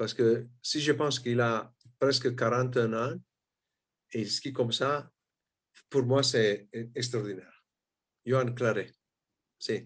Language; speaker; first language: French; non-native, fluent; Italian